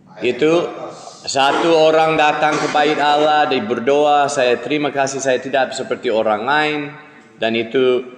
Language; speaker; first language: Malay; non-native, fluent; English